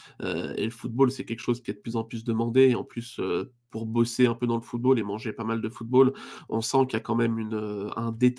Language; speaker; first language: French; native; French